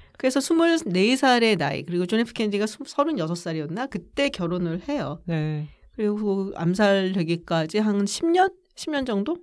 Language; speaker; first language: Korean; native; Korean